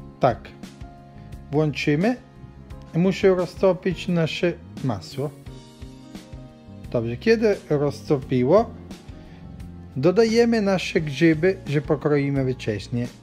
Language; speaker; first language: Polish; non-native, learner; Italian